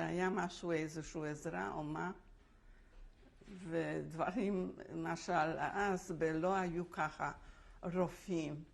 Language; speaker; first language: Hebrew; non-native, fluent; Polish